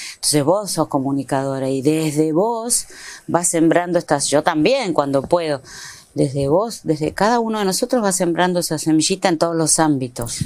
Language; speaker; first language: Spanish; native; Spanish